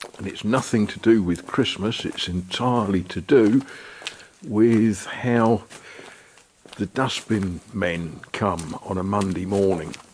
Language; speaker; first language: English; native; English